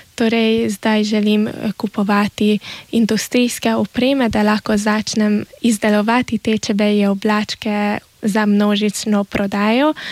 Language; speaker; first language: Slovenian; early bilingual, heritage; Slovenian